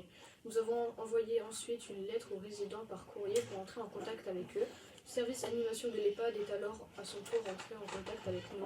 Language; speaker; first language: French; native; French